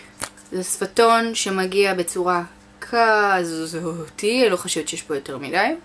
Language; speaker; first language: Hebrew; native; Hebrew